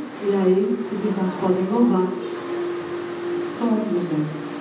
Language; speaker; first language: Portuguese; native; Portuguese